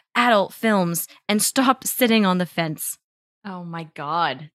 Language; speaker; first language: English; native; English